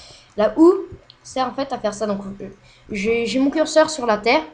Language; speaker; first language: French; native; French